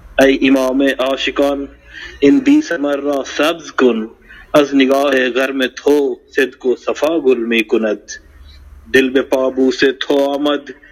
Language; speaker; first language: Persian; non-native, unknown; Hindi